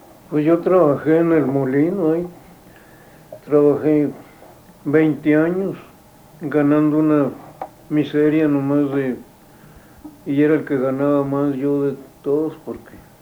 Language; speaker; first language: Spanish; native; Spanish